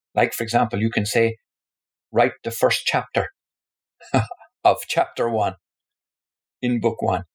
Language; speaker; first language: English; native; English